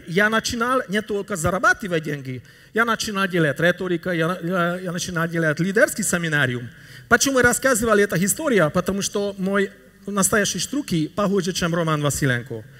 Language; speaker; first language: Russian; non-native, learner; Hungarian